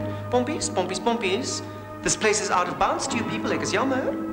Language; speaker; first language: English; non-native, local second language; Afrikaans